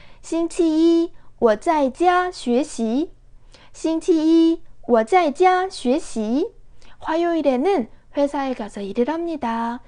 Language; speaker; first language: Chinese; non-native, fluent; Korean